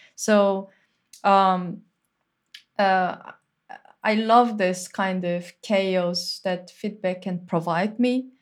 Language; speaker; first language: English; non-native, fluent; Korean